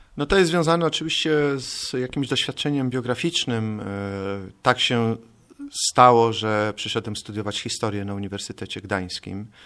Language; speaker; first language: Polish; native; Polish